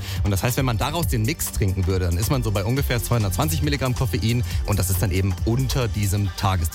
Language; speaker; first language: German; native; German